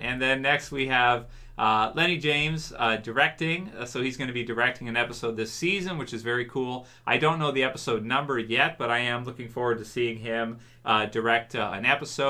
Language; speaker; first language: English; native; English